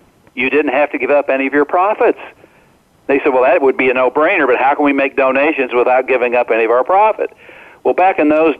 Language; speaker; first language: English; native; English